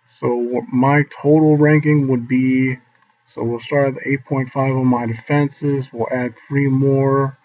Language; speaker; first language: English; native; English